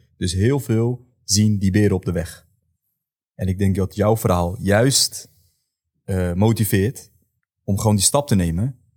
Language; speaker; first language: Dutch; native; Dutch